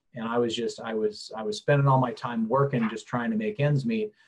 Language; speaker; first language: English; native; English